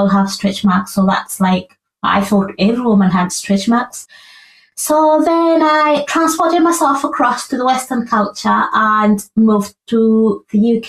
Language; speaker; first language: English; non-native, local second language; Ganda